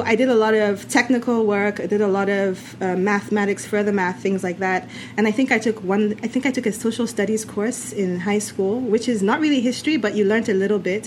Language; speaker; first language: English; non-native, local second language; Yoruba